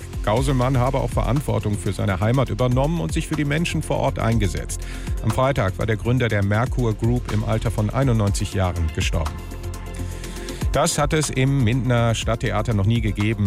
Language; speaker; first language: German; native; German